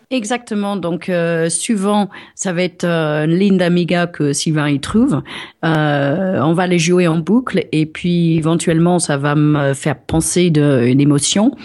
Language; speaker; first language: French; non-native, fluent; English